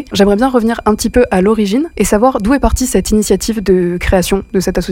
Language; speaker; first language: French; native; French